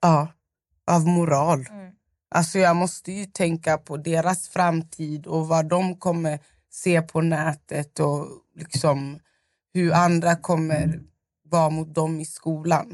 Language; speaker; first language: Swedish; non-native, local second language; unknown